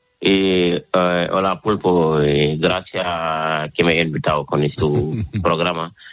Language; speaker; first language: Spanish; non-native, learner; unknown